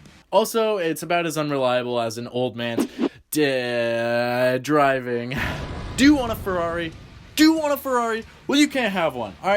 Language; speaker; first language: English; native; English